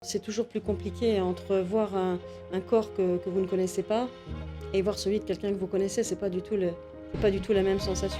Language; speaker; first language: French; native; French